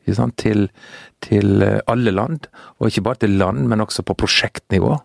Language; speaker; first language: Norwegian; native; Norwegian